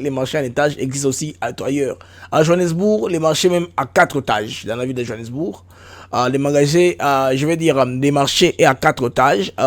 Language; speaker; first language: French; non-native, local second language; Lingala